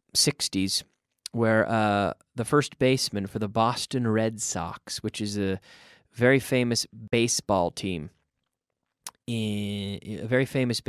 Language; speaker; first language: English; native; English